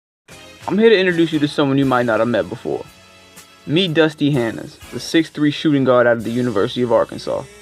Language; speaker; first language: English; native; English